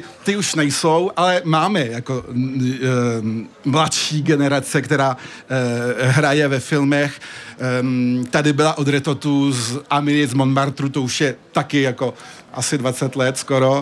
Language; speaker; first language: Czech; early bilingual, heritage; French